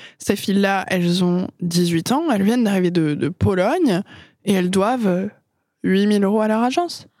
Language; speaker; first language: French; non-native, fluent; English